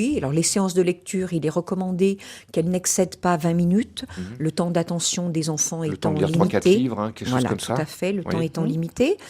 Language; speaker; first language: French; native; French